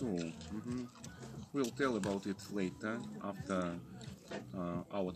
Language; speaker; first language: English; non-native, learner; Russian